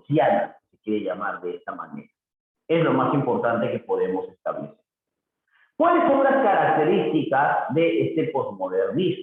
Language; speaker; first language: Spanish; native; Spanish